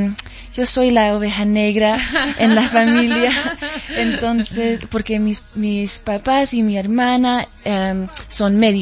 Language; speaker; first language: Spanish; early bilingual, heritage; English